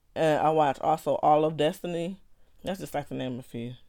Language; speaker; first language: English; native; English